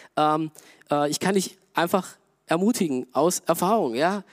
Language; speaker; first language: German; native; German